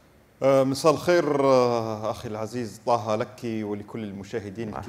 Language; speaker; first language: Arabic; native; Arabic